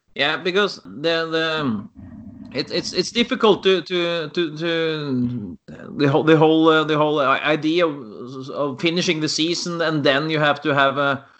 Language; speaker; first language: English; non-native, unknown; Norwegian